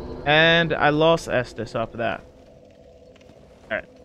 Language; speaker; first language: English; native; English